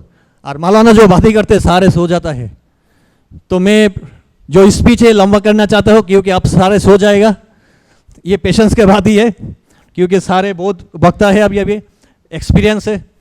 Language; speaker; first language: Hindi; non-native, learner; Bangla